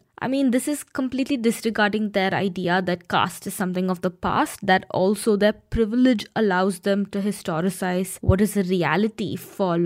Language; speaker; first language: English; non-native, local second language; Hindi